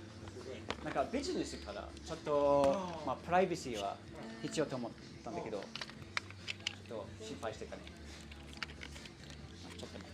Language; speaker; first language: Japanese; non-native, learner; English